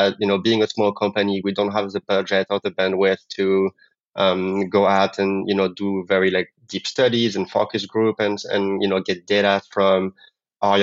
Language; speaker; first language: English; non-native, fluent; French